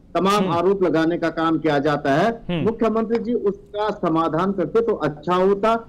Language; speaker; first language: Hindi; native; Hindi